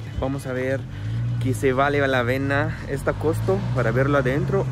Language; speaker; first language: Spanish; non-native, fluent; Arabic